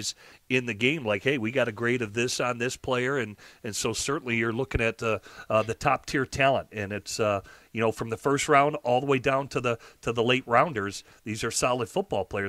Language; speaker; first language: English; native; English